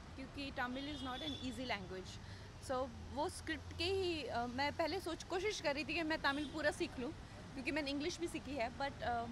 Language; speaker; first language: Hindi; native; Hindi